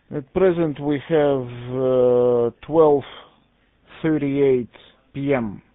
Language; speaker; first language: English; non-native, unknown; Russian